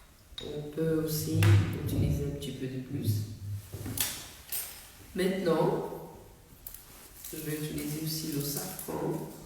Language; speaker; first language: French; non-native, local second language; Arabic